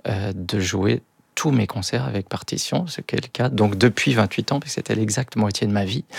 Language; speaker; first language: French; native; French